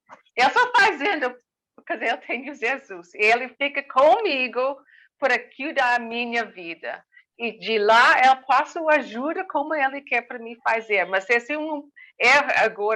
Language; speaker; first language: Portuguese; non-native, learner; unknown